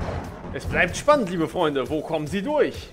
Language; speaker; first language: German; native; German